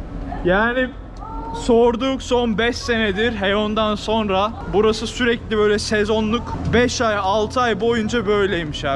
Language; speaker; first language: Turkish; native; Turkish